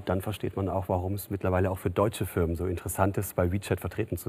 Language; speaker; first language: German; native; German